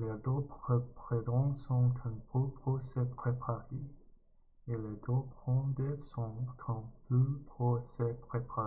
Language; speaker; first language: French; non-native, learner; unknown